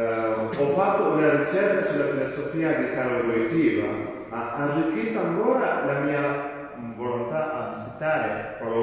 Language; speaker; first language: Italian; non-native, fluent; Malayalam